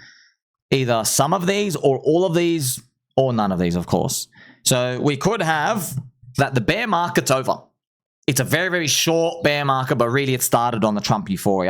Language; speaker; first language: English; native; English